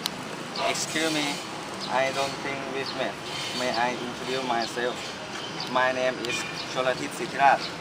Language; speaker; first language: English; non-native, learner; Thai